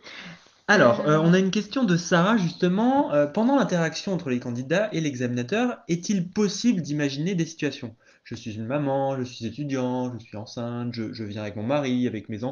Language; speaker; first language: French; native; French